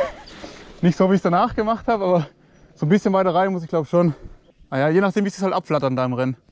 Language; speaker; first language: German; native; German